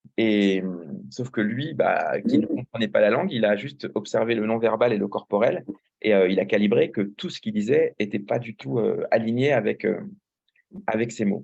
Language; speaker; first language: French; native; French